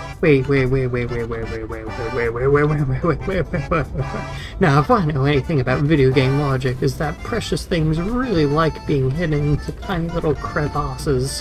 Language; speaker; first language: English; native; English